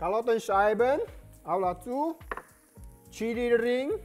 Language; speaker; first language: German; non-native, learner; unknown